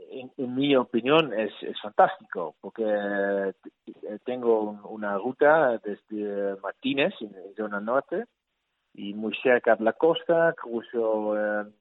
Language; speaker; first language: Spanish; non-native, learner; Dutch